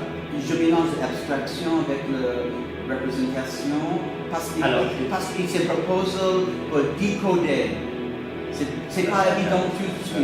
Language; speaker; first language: French; non-native, learner; English